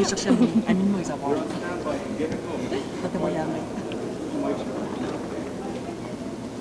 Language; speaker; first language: French; native; French